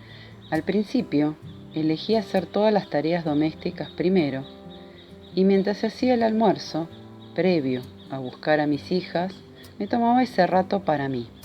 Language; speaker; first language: Spanish; native; Spanish